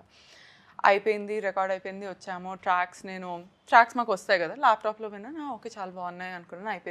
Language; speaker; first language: Telugu; native; Telugu